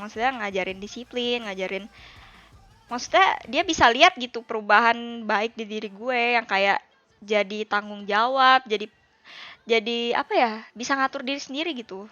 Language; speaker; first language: Indonesian; native; Indonesian